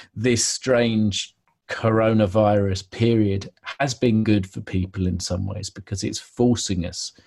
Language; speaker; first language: English; native; English